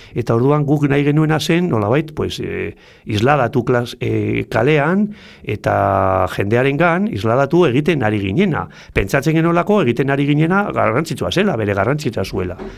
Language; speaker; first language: Basque; non-native, local second language; Spanish